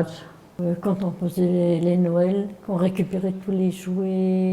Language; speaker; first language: French; native; French